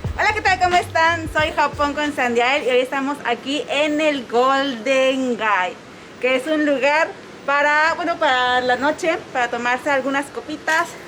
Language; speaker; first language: Spanish; native; Spanish